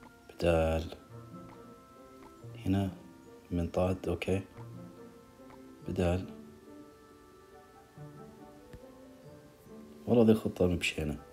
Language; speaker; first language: Arabic; native; Arabic